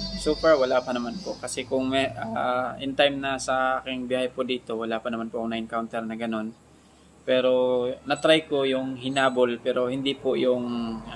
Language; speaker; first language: Filipino; non-native, local second language; Cebuano